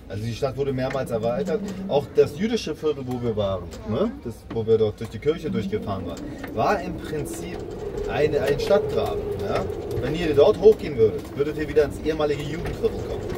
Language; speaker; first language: German; native; German